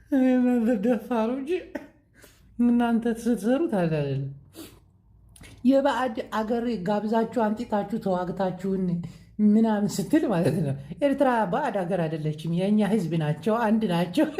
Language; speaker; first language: Amharic; non-native, local second language; Tigrinya